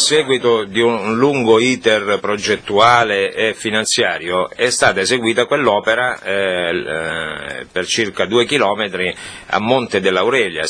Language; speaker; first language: Italian; native; Italian